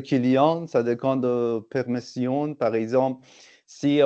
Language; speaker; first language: French; non-native, fluent; Persian